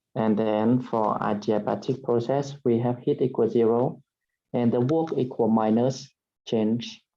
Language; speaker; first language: English; non-native, fluent; Vietnamese